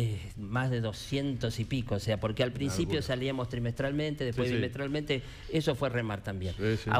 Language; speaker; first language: Spanish; native; Spanish